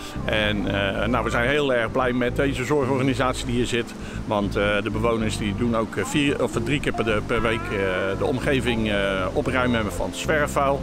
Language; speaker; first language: Dutch; native; Dutch